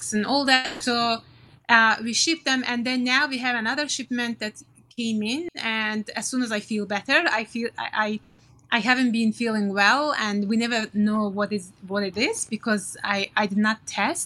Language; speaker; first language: English; non-native, fluent; Turkish